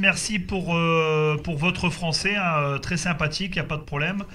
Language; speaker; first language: French; native; French